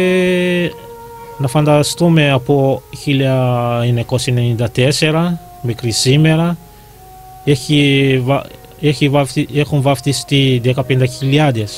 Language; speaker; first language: Greek; non-native, learner; Malagasy